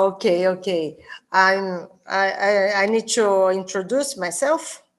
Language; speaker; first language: English; non-native, learner; Portuguese